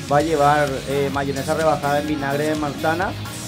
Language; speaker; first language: Spanish; native; Spanish